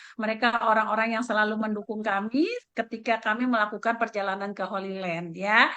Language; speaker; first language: Indonesian; native; Indonesian